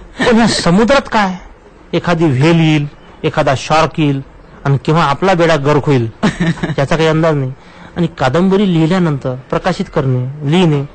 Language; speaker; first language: Marathi; non-native, local second language; Urdu